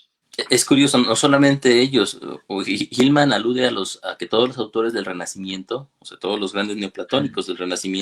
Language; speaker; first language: Spanish; native; Spanish